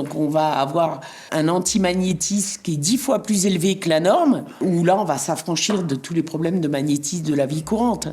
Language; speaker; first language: French; native; French